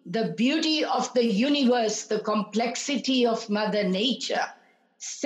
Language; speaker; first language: English; non-native, local second language; Punjabi